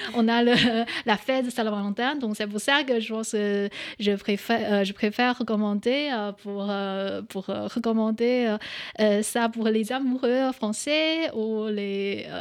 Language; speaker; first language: French; non-native, fluent; Chinese